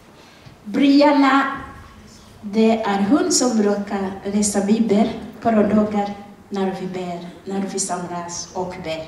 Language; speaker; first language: Swedish; non-native, learner; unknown